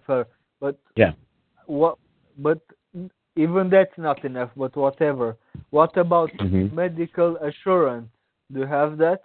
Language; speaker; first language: English; non-native, fluent; Romanian